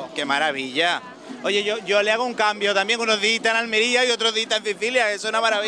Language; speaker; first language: Spanish; native; Spanish